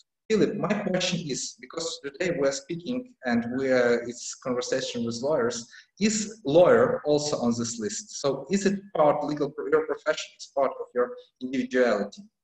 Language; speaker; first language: English; non-native, fluent; Ukrainian